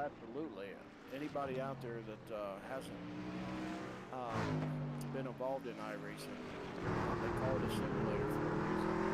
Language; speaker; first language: English; native; English